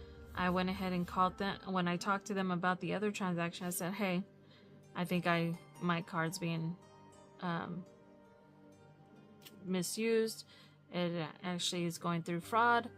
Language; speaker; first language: English; native; English